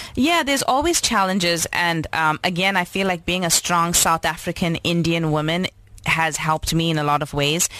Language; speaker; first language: English; native; English